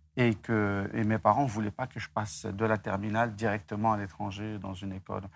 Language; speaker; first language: French; non-native, local second language; Arabic